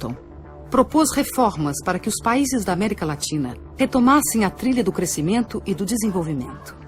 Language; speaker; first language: Portuguese; native; Portuguese